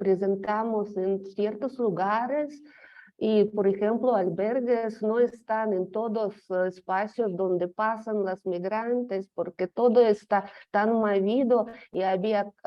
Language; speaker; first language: Spanish; non-native, fluent; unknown